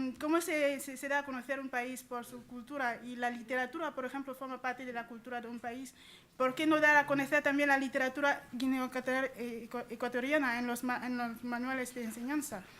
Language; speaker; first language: Spanish; non-native, fluent; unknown